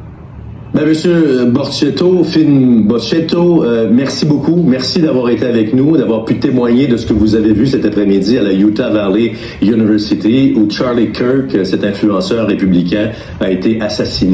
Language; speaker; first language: French; native; French